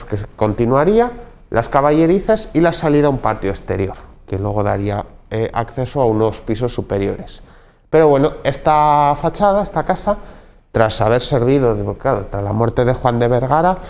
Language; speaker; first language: Spanish; native; Spanish